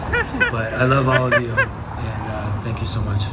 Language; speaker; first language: English; native; English